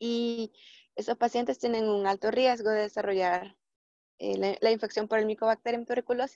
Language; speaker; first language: Spanish; native; Spanish